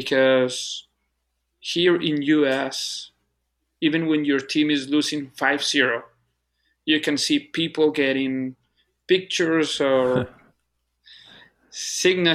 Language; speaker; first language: English; non-native, fluent; Spanish